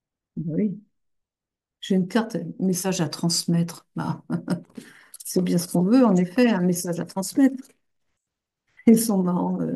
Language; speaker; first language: French; native; French